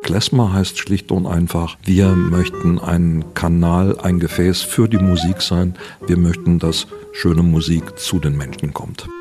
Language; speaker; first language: German; native; German